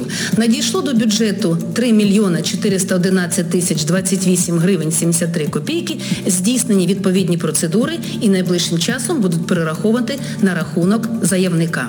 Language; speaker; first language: Ukrainian; native; Ukrainian